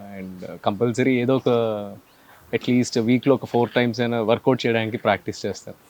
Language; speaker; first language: Telugu; native; Telugu